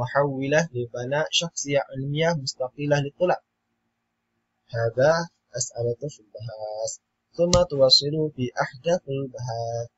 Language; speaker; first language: Arabic; non-native, learner; Malay